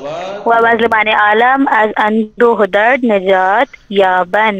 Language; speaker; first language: Persian; non-native, learner; Urdu